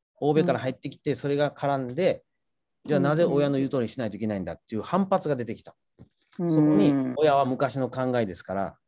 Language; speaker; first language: Japanese; native; Japanese